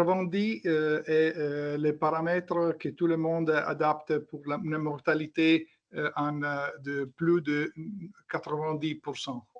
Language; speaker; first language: French; non-native, learner; Italian